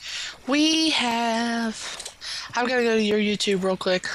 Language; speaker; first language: English; native; English